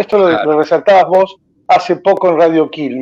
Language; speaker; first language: Spanish; native; Spanish